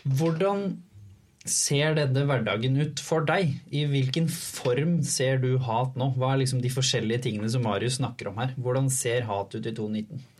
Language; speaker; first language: Norwegian; native; Norwegian